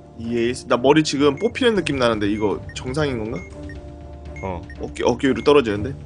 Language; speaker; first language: Korean; native; Korean